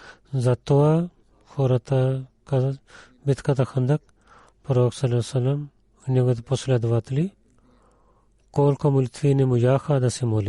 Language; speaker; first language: Bulgarian; non-native, learner; Urdu